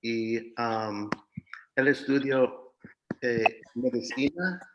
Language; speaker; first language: Spanish; non-native, fluent; English